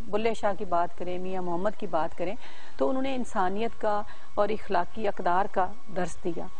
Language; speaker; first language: Urdu; non-native, local second language; Punjabi